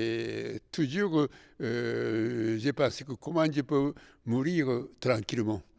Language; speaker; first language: French; non-native, fluent; Japanese